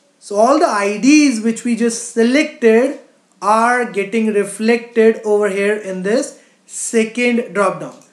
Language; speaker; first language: English; non-native, local second language; Hindi